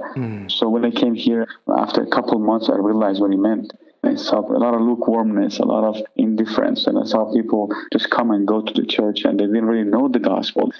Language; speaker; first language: English; non-native, fluent; Persian